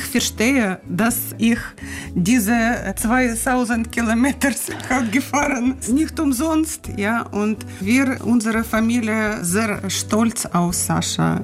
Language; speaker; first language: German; non-native, learner; Russian